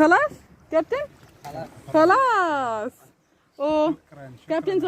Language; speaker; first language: Arabic; non-native, learner; Malayalam